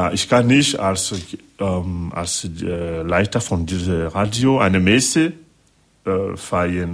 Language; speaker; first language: German; non-native, learner; French